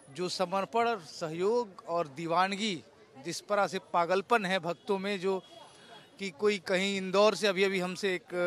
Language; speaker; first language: Hindi; native; Hindi